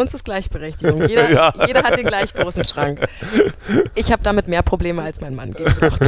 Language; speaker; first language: German; native; German